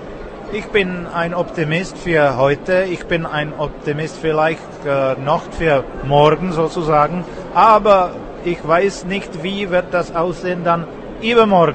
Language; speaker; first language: German; non-native, fluent; Czech